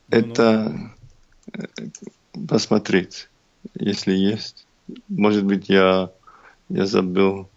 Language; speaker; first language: Russian; non-native, learner; English